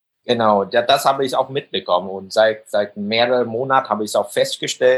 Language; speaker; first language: German; non-native, fluent; Vietnamese